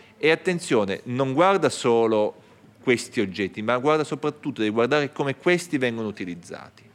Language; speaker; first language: Italian; native; Italian